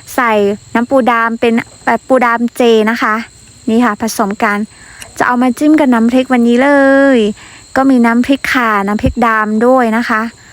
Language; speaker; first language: Thai; non-native, local second language; Karen languages